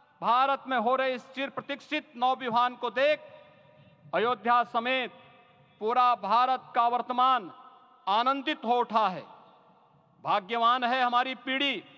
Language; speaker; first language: Hindi; native; Hindi